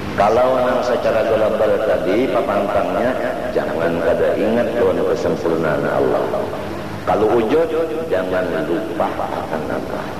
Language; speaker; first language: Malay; non-native, local second language; Banjar